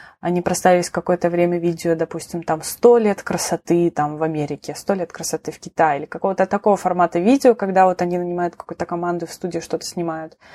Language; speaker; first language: Russian; native; Russian